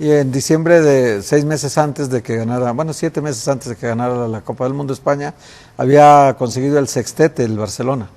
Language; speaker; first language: Spanish; native; Spanish